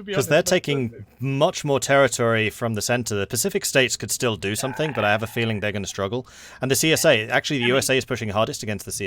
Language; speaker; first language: English; native; English